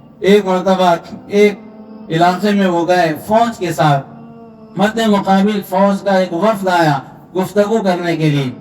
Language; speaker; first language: Urdu; native; Urdu